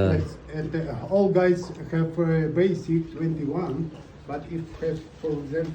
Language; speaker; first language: English; non-native, learner; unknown